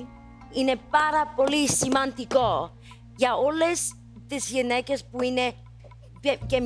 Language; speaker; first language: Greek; early bilingual, heritage; Greek